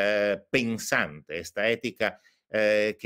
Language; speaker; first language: Spanish; non-native, fluent; Italian